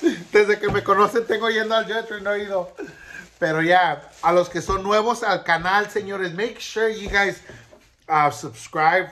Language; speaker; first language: Spanish; early bilingual, heritage; Spanish